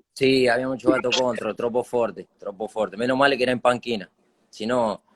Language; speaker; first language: Italian; non-native, fluent; Spanish